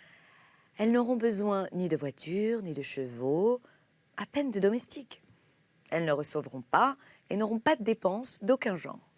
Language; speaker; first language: French; native; French